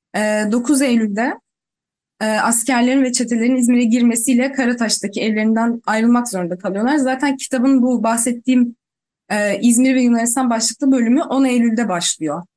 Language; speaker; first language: Turkish; native; Turkish